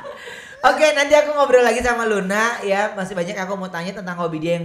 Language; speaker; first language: Indonesian; native; Indonesian